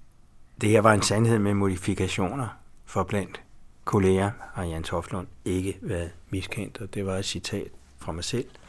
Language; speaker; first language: Danish; native; Danish